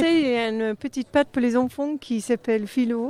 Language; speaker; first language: French; non-native, fluent; English